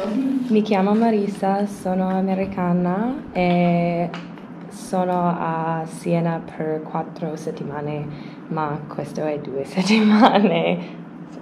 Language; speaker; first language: Italian; non-native, learner; English